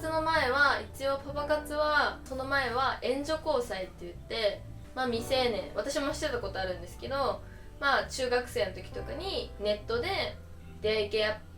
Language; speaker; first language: Japanese; native; Japanese